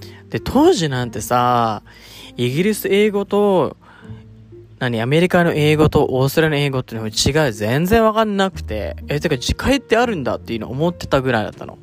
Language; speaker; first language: Japanese; early bilingual, other home language; Filipino